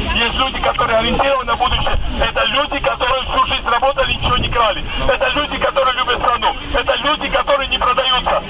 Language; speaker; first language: Russian; non-native, local second language; Georgian